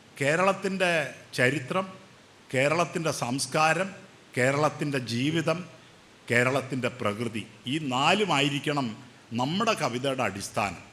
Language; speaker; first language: Malayalam; native; Malayalam